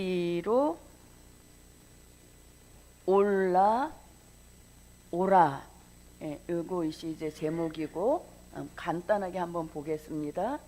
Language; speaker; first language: Korean; native; Korean